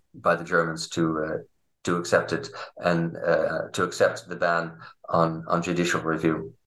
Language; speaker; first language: English; non-native, fluent; Dutch